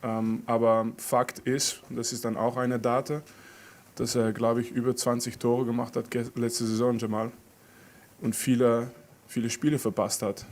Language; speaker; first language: German; non-native, fluent; French